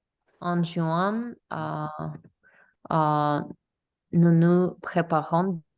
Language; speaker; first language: French; non-native, learner; English